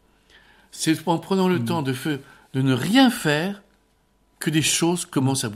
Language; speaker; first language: French; native; French